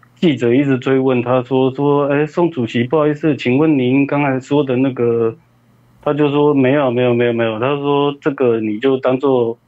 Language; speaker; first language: Chinese; native; Chinese